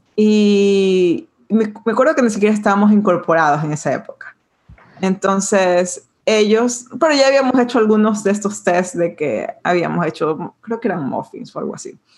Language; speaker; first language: Spanish; native; Spanish